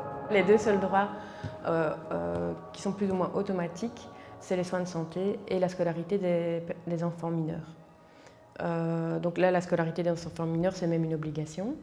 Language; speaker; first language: French; native; French